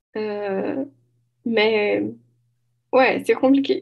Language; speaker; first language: French; non-native, learner; Portuguese